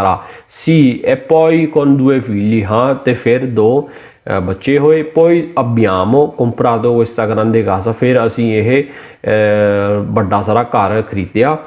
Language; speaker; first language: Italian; non-native, learner; Punjabi